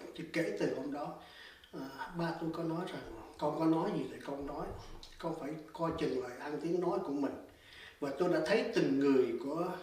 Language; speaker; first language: Vietnamese; native; Vietnamese